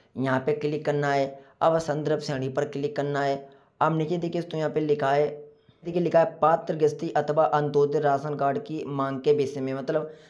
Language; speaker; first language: Hindi; native; Hindi